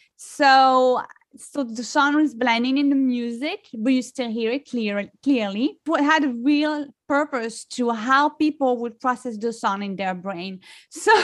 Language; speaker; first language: English; non-native, fluent; French